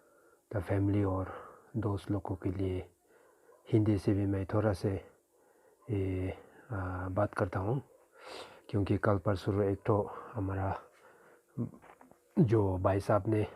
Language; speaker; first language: Hindi; non-native, fluent; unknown